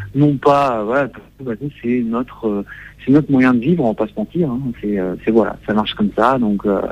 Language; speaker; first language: French; native; French